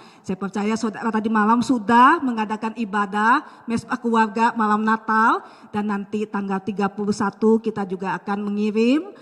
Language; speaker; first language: Malay; native; Malay